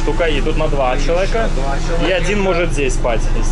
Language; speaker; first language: Russian; native; Russian